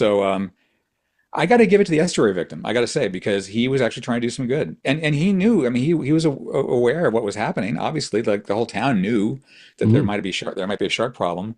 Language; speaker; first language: English; native; English